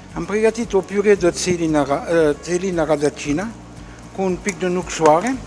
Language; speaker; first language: Romanian; non-native, learner; French